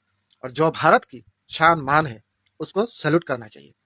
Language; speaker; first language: Hindi; non-native, local second language; Bangla